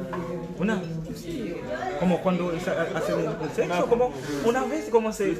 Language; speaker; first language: Spanish; non-native, learner; Haitian Creole